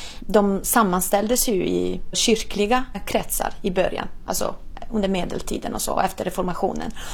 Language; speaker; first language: Swedish; non-native, fluent; Italian